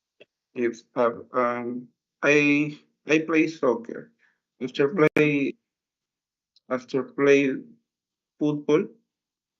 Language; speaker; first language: English; non-native, learner; Spanish